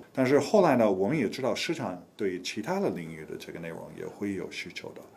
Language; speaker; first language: Chinese; non-native, fluent; English